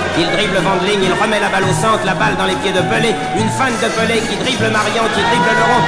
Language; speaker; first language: French; native; French